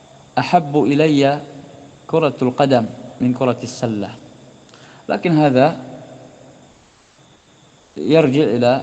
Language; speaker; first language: Arabic; non-native, fluent; Indonesian